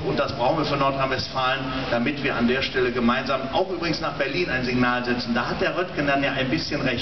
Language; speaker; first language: German; native; German